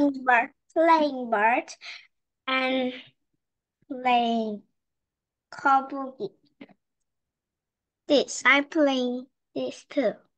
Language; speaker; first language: English; non-native, learner; Korean